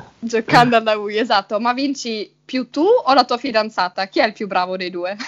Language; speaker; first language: Italian; native; Italian